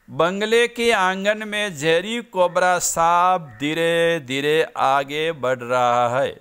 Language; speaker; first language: Hindi; non-native, local second language; Gujarati